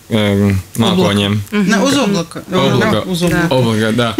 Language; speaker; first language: Russian; native; Russian